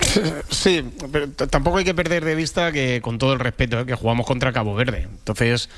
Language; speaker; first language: Spanish; native; Spanish